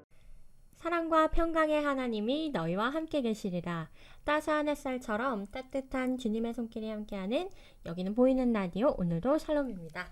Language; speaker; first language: Korean; native; Korean